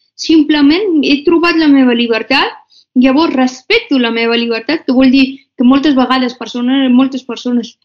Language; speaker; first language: Catalan; non-native, fluent; Persian